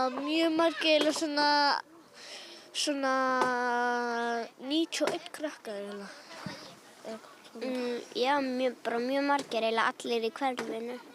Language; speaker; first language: Icelandic; non-native, learner; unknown